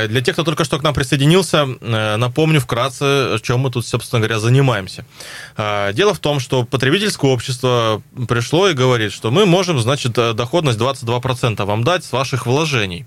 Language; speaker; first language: Russian; native; Russian